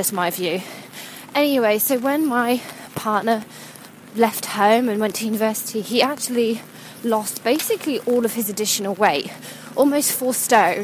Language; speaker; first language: English; native; English